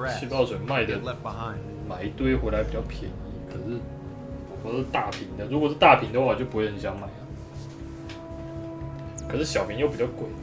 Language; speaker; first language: Chinese; native; Chinese